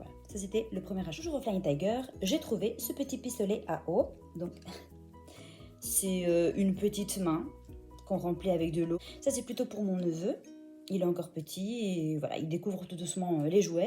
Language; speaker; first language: French; native; French